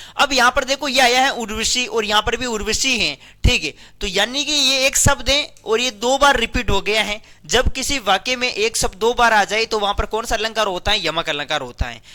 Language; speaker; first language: Hindi; native; Hindi